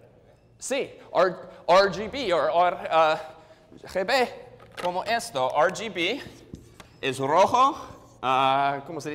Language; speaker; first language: Spanish; non-native, learner; English